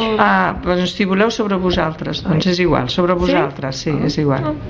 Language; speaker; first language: Catalan; native; Catalan